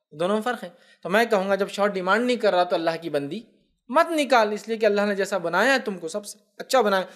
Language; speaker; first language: Urdu; native; Urdu